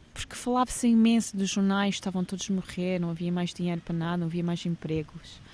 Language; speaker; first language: Portuguese; early bilingual, heritage; English